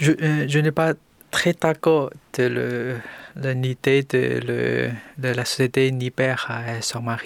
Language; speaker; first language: French; non-native, learner; Chinese